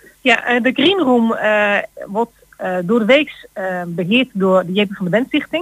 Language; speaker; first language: Dutch; native; Dutch